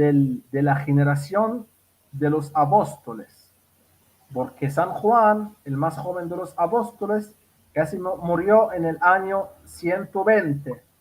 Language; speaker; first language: Spanish; non-native, fluent; Arabic